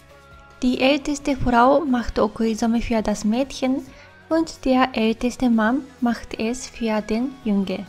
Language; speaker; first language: German; non-native, fluent; Japanese